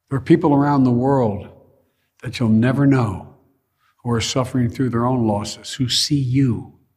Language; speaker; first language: English; native; English